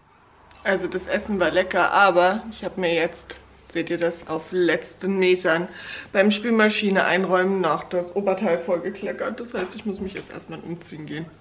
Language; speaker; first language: German; native; German